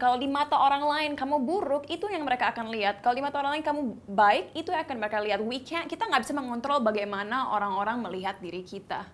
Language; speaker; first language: Indonesian; early bilingual, heritage; Indonesian